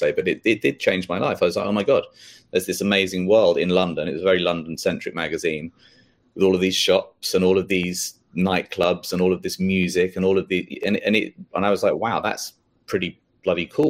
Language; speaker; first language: English; native; English